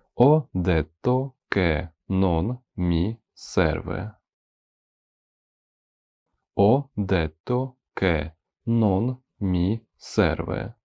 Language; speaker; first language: Italian; non-native, fluent; Ukrainian